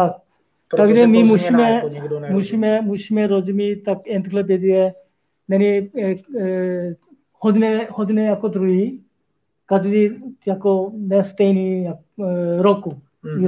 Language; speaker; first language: Czech; non-native, learner; Korean